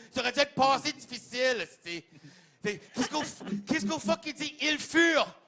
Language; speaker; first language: French; non-native, local second language; English